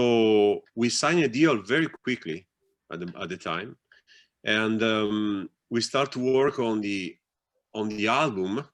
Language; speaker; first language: English; non-native, fluent; Italian